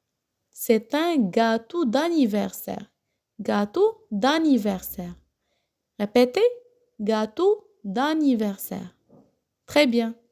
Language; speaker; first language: French; non-native, local second language; Arabic